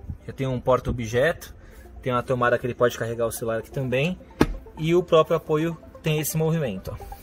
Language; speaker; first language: Portuguese; native; Portuguese